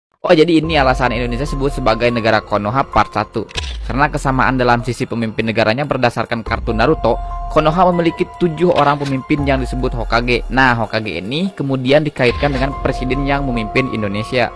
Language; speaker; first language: Indonesian; native; Indonesian